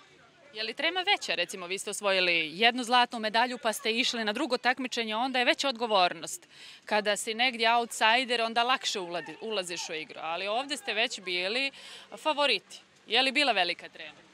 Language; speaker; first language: Serbian; native; Serbian